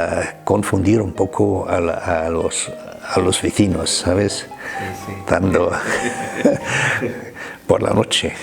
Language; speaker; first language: Spanish; non-native, fluent; German